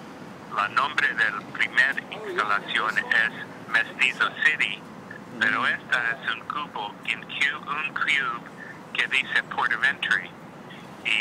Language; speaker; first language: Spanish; non-native, learner; English